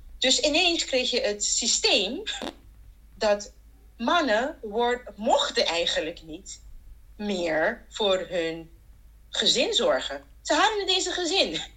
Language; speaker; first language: Dutch; non-native, local second language; Papiamento